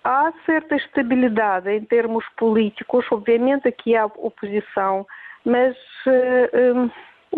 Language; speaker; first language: Portuguese; non-native, fluent; Russian